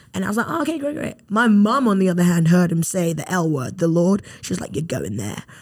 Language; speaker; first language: English; native; English